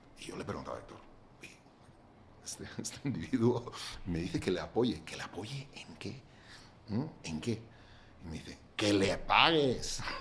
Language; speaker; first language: Spanish; non-native, local second language; Catalan